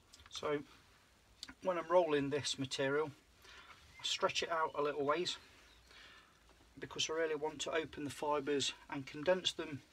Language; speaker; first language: English; native; English